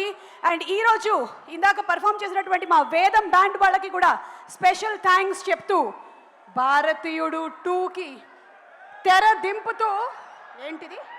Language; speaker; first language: Telugu; native; Telugu